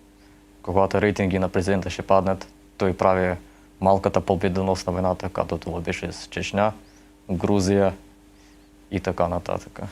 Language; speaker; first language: Bulgarian; early bilingual, heritage; Russian